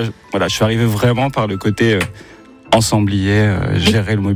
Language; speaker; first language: French; native; French